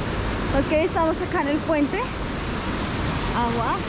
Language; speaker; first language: Spanish; native; Spanish